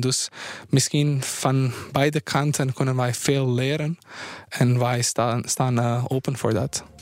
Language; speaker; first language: Dutch; non-native, fluent; Bosnian